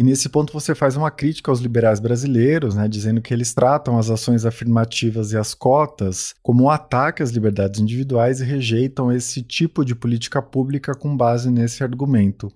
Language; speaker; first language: Portuguese; native; Portuguese